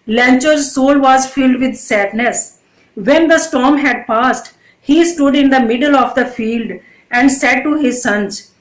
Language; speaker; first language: English; non-native, local second language; Punjabi